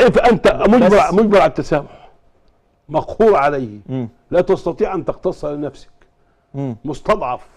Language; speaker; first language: Arabic; native; Arabic